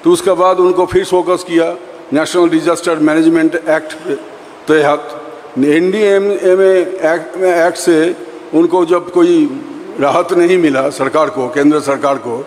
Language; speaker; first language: Hindi; non-native, local second language; Bangla